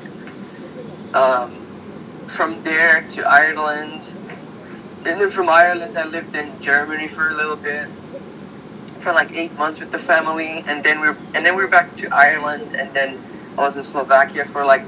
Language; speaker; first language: English; early bilingual, other home language; Slovak